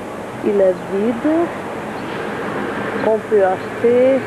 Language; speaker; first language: French; non-native, fluent; Hungarian